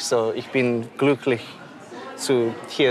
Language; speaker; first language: German; non-native, learner; English